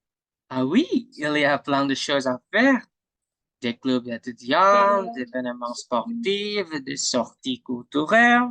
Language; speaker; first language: French; non-native, learner; Indonesian